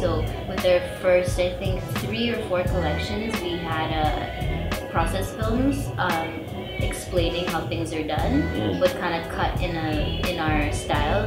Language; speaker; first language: English; native; English